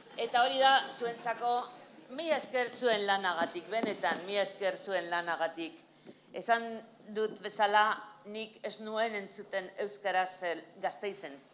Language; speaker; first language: Basque; non-native, local second language; Spanish